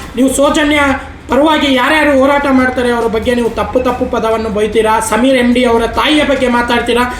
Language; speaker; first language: Kannada; non-native, local second language; Lambadi